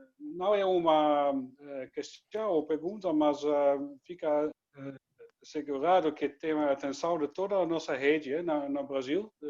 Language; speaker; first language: Portuguese; non-native, learner; Dutch